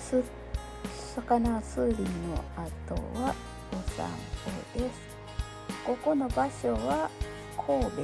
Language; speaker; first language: Japanese; non-native, learner; Thai